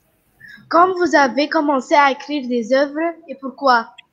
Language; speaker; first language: French; non-native, learner; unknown